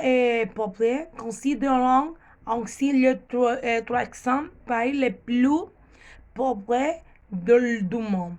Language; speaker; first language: French; non-native, learner; Spanish